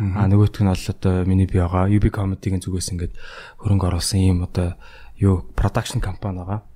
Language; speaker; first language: Mongolian; native; Mongolian